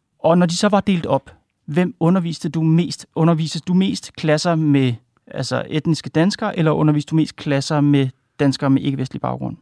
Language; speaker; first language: Danish; native; Danish